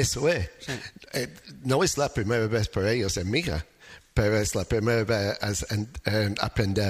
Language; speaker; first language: Spanish; non-native, learner; English